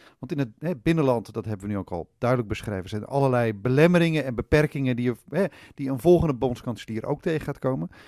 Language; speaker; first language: Dutch; native; Dutch